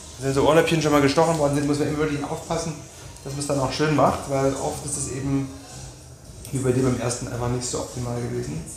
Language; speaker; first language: German; native; German